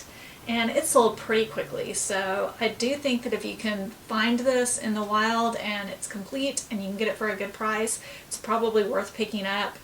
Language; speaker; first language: English; native; English